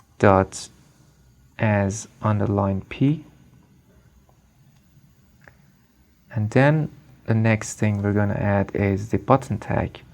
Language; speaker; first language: English; non-native, fluent; Persian